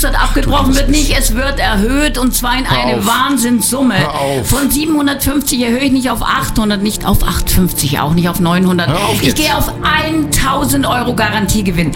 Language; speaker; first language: German; native; German